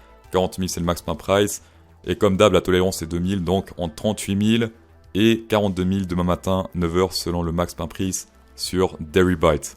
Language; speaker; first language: French; native; French